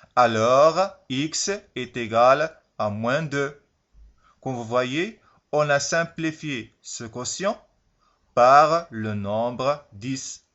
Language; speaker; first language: French; non-native, local second language; Arabic